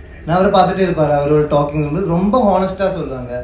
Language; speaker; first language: Tamil; non-native, learner; Malayalam